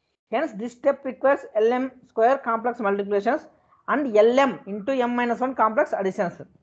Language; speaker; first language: English; non-native, local second language; Telugu